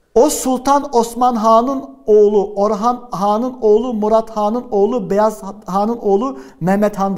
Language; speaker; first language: Turkish; early bilingual, heritage; Turkish